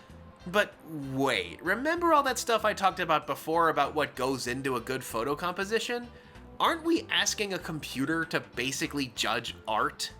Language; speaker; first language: English; native; English